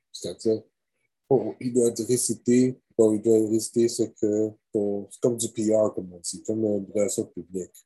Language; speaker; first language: French; native; French